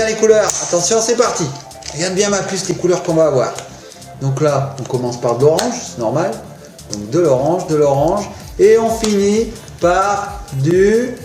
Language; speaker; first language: French; native; French